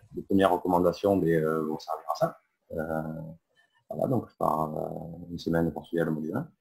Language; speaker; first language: French; native; French